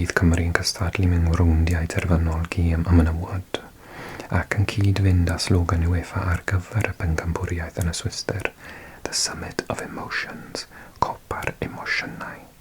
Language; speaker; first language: Welsh; non-native, learner; English